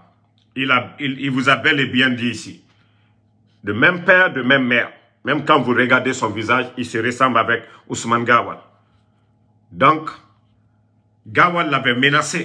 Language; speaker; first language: French; non-native, local second language; Susu